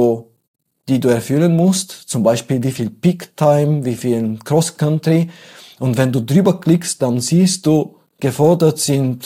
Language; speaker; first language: German; non-native, fluent; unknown